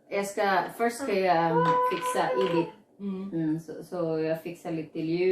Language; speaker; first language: Swedish; non-native, learner; Filipino